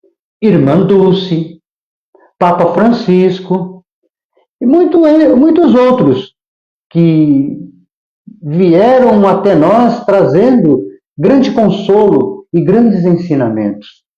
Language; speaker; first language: Portuguese; native; Portuguese